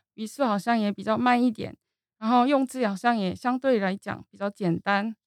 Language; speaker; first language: Chinese; non-native, fluent; Korean